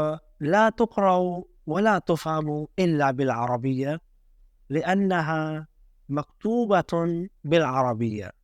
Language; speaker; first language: Arabic; non-native, fluent; Urdu